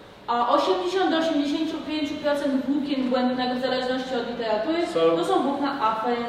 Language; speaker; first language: Polish; native; Polish